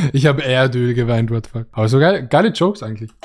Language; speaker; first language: German; native; German